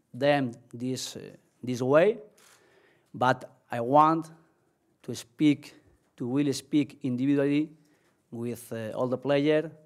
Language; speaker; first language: English; non-native, learner; Spanish